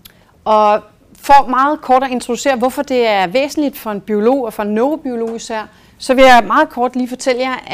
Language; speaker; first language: Danish; native; Danish